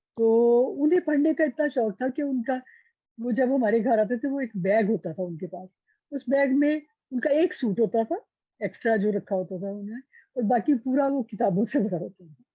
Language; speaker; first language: Urdu; native; Urdu